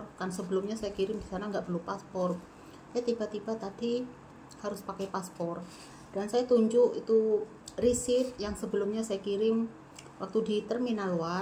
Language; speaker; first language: Indonesian; non-native, local second language; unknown